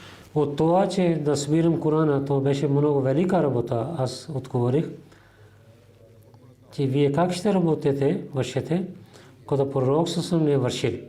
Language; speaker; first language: Bulgarian; non-native, learner; Urdu